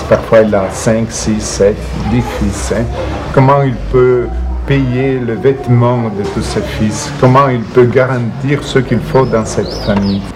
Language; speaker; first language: French; non-native, fluent; Portuguese